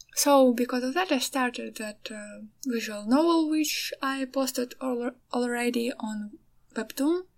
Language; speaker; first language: English; non-native, fluent; Ukrainian